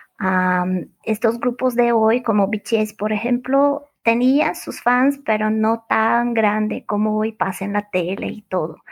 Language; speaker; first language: Spanish; non-native, fluent; Portuguese